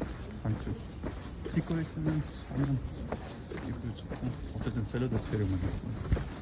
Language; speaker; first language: Korean; non-native, fluent; German